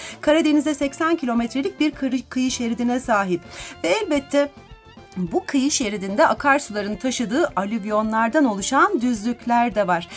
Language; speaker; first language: Turkish; native; Turkish